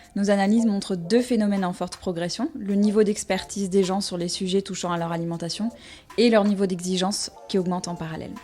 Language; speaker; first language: French; native; French